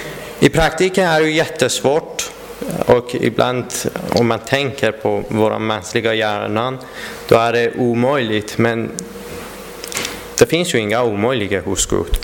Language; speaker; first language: Swedish; non-native, fluent; Persian